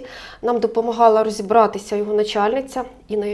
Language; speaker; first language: Ukrainian; native; Ukrainian